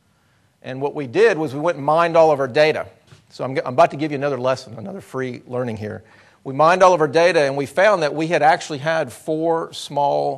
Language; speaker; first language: English; native; English